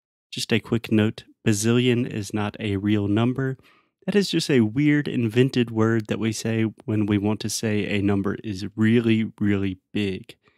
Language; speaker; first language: English; native; English